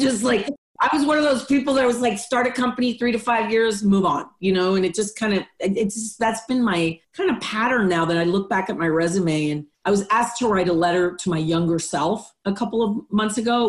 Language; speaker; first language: English; non-native, fluent; Spanish